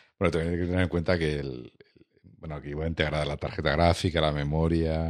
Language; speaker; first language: Spanish; native; Spanish